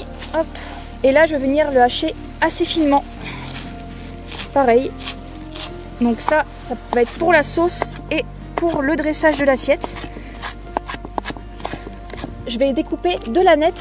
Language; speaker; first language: French; native; French